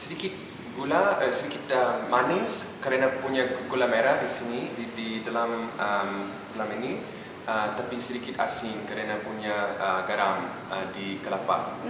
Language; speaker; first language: Indonesian; non-native, learner; English